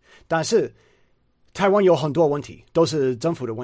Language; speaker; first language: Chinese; non-native, learner; English